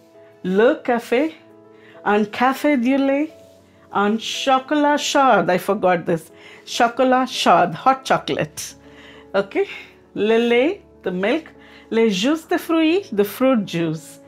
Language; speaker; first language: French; non-native, fluent; Telugu